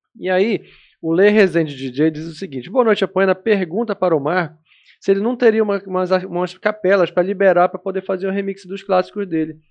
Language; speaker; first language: Portuguese; native; Portuguese